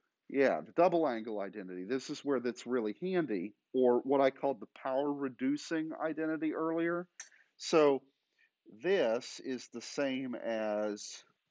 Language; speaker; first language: English; native; English